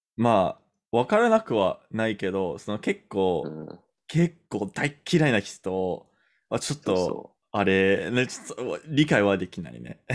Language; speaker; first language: Japanese; non-native, fluent; English